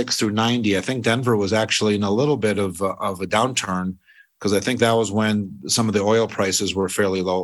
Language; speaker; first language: English; native; English